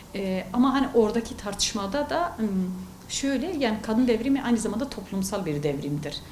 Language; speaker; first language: Turkish; non-native, local second language; Kurdish